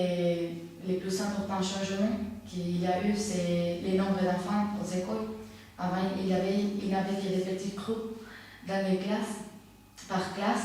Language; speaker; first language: French; non-native, fluent; Spanish